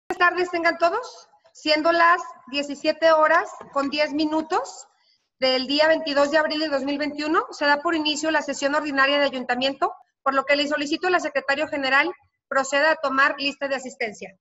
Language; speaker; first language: Spanish; native; Spanish